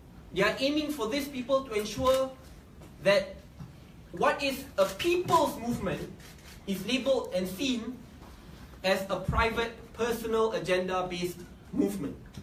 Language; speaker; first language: English; non-native, local second language; Malay